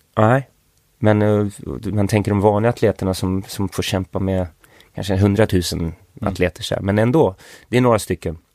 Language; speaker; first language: Swedish; early bilingual, other home language; English